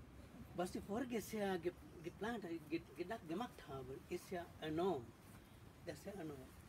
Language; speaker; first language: German; non-native, learner; Sinhala